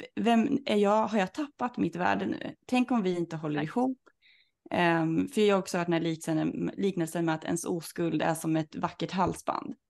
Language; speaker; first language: Swedish; native; Swedish